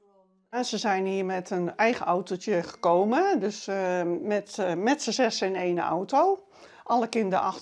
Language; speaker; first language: Dutch; native; Dutch